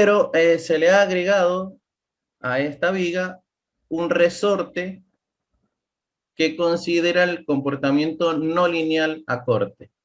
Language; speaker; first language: Spanish; native; Spanish